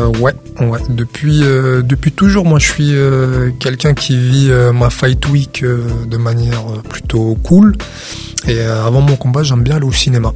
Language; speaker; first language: French; early bilingual, other home language; Arabic